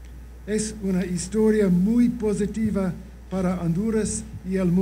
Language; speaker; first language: Spanish; non-native, learner; English